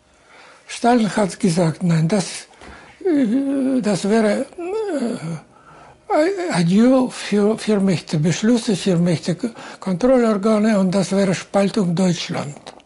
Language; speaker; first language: German; non-native, fluent; Russian